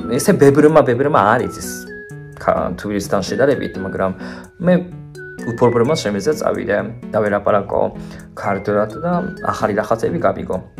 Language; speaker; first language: Georgian; non-native, fluent; Japanese